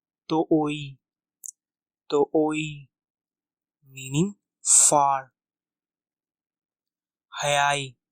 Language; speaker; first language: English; non-native, local second language; Hindi